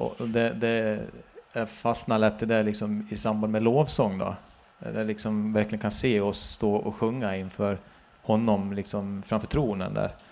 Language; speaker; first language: Swedish; native; Swedish